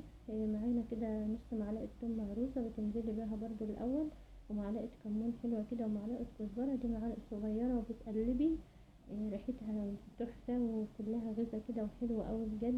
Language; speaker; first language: Arabic; native; Arabic